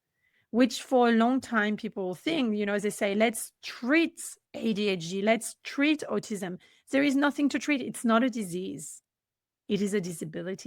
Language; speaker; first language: English; non-native, fluent; French